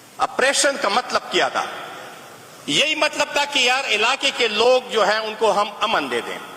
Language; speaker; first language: Urdu; non-native, local second language; Pashto